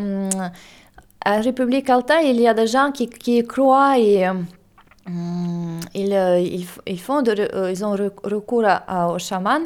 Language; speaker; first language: French; non-native, fluent; Russian